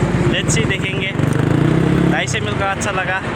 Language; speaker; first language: Hindi; non-native, learner; Nepali